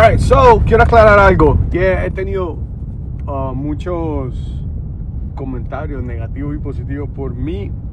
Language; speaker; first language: Spanish; early bilingual, other home language; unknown